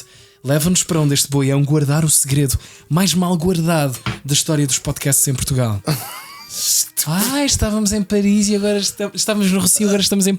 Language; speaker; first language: Portuguese; native; Portuguese